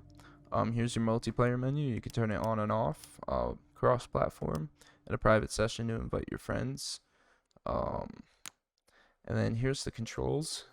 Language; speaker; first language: English; native; English